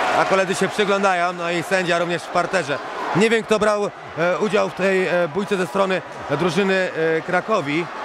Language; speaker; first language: Polish; native; Polish